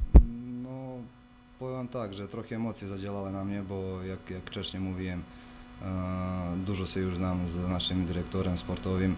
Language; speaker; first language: Polish; non-native, fluent; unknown